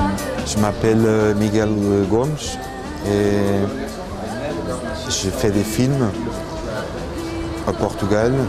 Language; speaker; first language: French; non-native, fluent; Portuguese